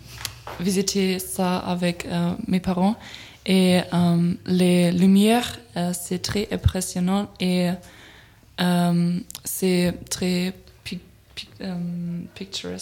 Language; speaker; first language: French; non-native, learner; German